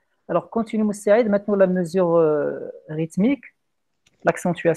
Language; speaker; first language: French; non-native, local second language; Arabic